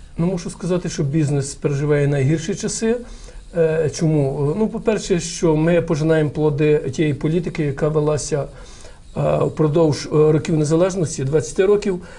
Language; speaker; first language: Ukrainian; native; Ukrainian